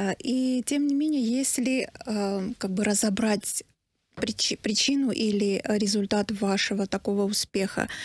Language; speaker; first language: Russian; non-native, local second language; Armenian